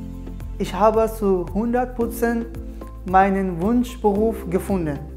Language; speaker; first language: German; non-native, learner; Persian